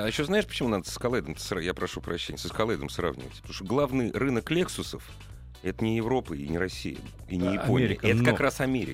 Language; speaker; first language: Russian; native; Russian